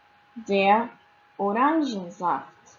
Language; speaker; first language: German; non-native, fluent; Croatian